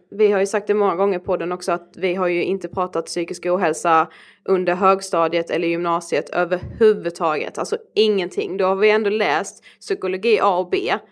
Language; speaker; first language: Swedish; native; Swedish